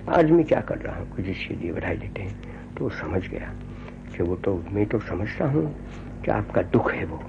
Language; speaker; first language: Hindi; non-native, local second language; Gujarati